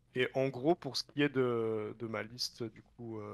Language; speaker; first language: French; native; French